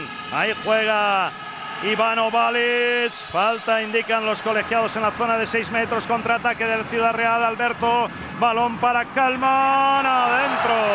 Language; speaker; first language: Spanish; native; Spanish